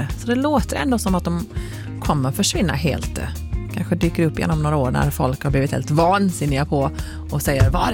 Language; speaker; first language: Swedish; native; Swedish